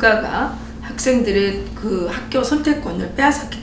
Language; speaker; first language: Korean; native; Korean